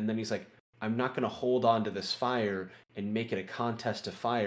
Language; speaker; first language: English; native; English